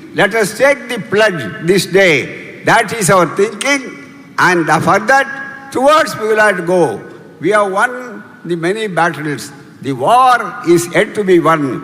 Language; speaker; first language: English; non-native, local second language; Tamil